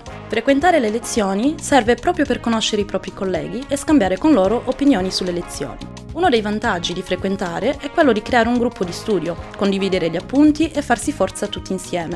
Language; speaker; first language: Italian; native; Italian